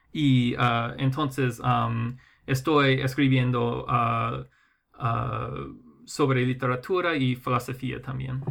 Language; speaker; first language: Spanish; non-native, fluent; English